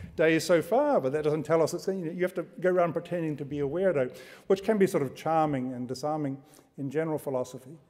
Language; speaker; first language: English; native; English